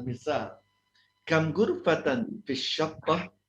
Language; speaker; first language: Arabic; non-native, fluent; Indonesian